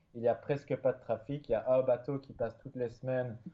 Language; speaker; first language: French; native; French